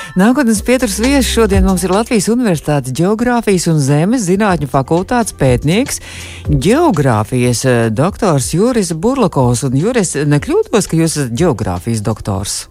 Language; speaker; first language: Latvian; native; Latvian